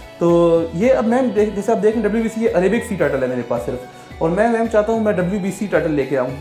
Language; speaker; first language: Urdu; non-native, local second language; Pashto